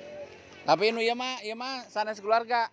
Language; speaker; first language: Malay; non-native, local second language; Sundanese